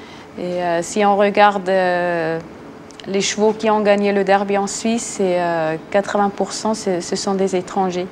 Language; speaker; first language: French; non-native, local second language; Swiss German